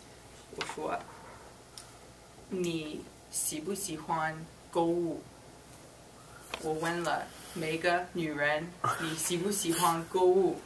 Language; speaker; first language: Chinese; non-native, fluent; English